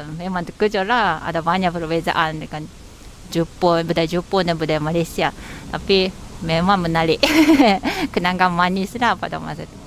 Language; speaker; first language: Malay; non-native, fluent; Japanese